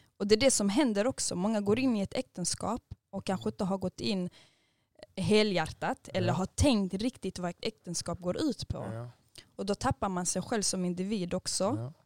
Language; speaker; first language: Swedish; early bilingual, other home language; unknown